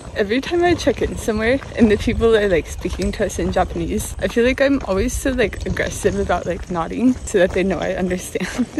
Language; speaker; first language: English; native; English